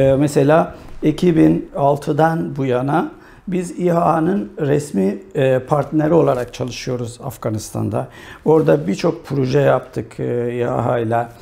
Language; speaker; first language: Turkish; non-native, fluent; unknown